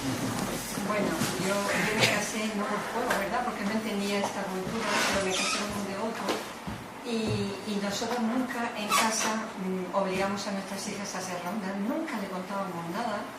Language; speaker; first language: Spanish; native; Spanish